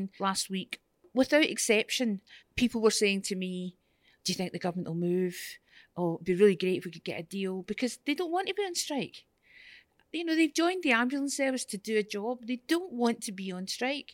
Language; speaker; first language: English; native; English